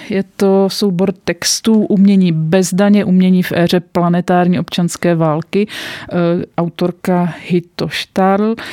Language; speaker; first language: Czech; native; Czech